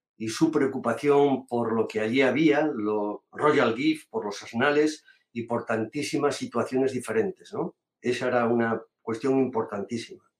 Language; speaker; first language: Spanish; native; Spanish